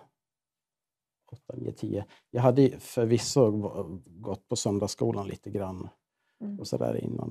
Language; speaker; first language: Swedish; native; Swedish